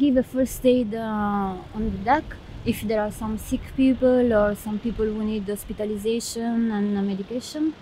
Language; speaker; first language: English; non-native, learner; Italian